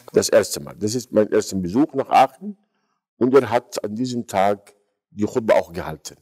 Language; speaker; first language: German; non-native, fluent; Arabic